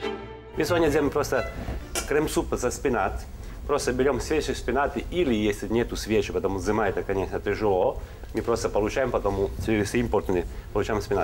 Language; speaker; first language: Russian; non-native, learner; Italian